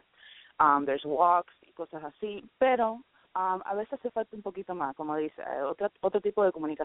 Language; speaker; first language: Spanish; early bilingual, heritage; Spanish